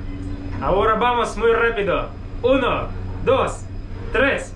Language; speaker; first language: Spanish; non-native, learner; Russian